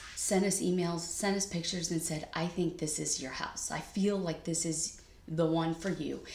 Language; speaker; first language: English; native; English